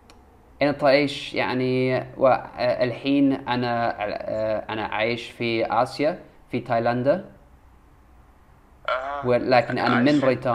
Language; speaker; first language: Arabic; non-native, learner; English